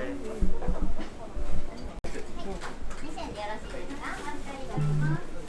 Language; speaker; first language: Japanese; native; Japanese